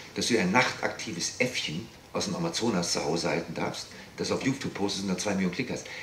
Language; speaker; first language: German; native; German